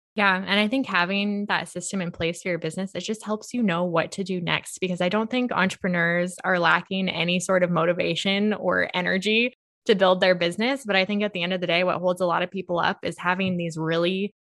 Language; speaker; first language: English; native; English